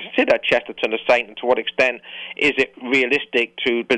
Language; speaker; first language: English; native; English